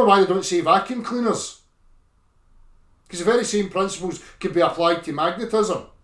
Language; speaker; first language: English; native; English